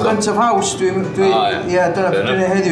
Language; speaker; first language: Welsh; native; Welsh